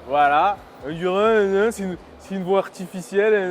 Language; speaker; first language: French; native; French